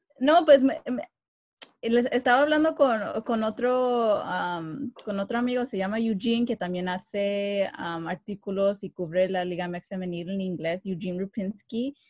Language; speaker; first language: Spanish; early bilingual, heritage; Spanish